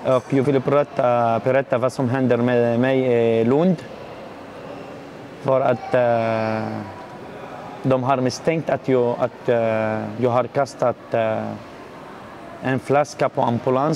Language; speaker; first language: Swedish; non-native, learner; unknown